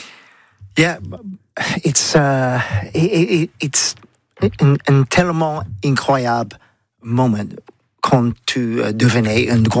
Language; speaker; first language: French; non-native, learner; English